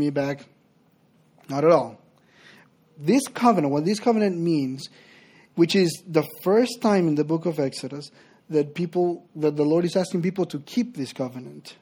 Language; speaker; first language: English; non-native, fluent; Spanish